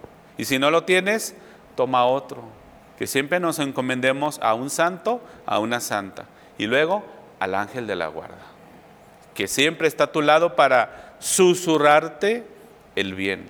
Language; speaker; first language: Spanish; native; Spanish